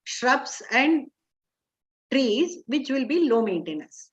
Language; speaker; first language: English; non-native, local second language; Kannada